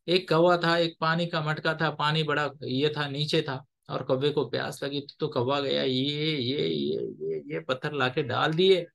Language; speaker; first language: Hindi; non-native, local second language; Marathi